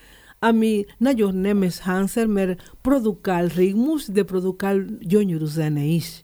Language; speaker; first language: Hungarian; non-native, learner; Spanish